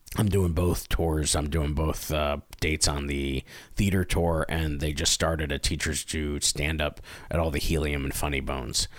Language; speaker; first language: English; native; English